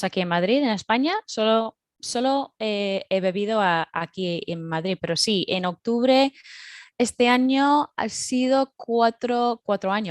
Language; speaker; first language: Spanish; non-native, fluent; English